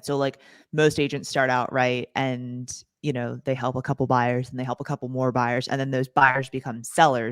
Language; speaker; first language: English; native; English